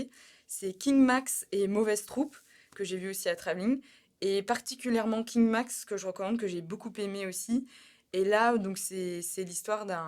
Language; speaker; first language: French; native; French